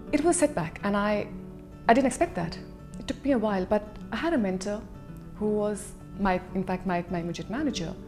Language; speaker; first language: English; non-native, local second language; Hindi